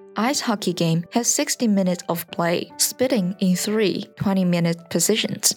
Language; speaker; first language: English; non-native, fluent; Chinese